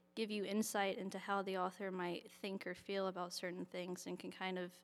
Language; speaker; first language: English; native; English